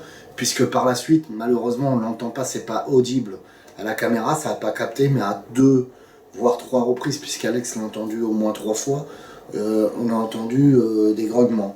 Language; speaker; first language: French; native; French